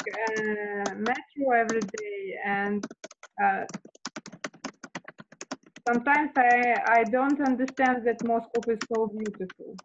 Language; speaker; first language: English; non-native, learner; Russian